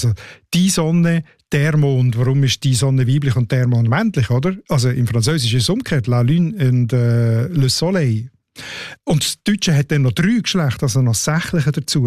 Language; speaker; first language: German; native; German